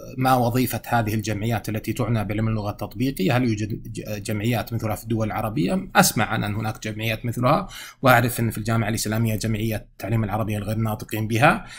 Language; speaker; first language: Arabic; native; Arabic